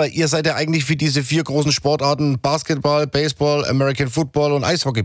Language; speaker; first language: German; native; German